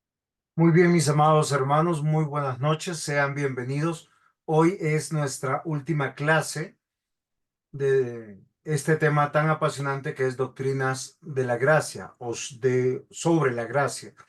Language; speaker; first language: Spanish; native; Spanish